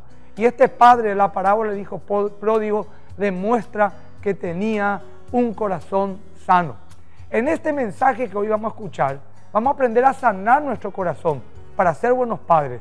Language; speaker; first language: Spanish; native; Spanish